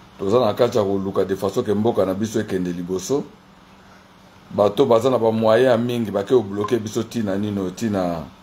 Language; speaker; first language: Lingala; native; Lingala